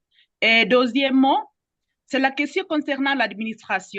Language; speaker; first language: French; non-native, fluent; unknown